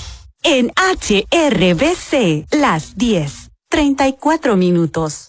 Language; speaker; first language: Spanish; native; Spanish